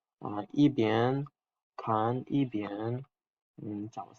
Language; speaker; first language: Chinese; non-native, fluent; Uzbek